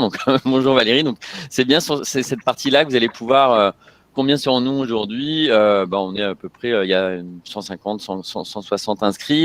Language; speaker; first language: French; native; French